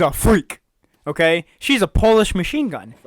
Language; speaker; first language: English; native; English